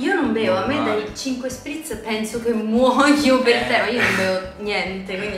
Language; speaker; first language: Italian; native; Italian